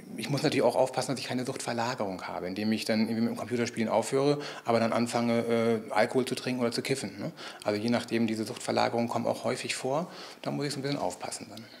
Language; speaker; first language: German; native; German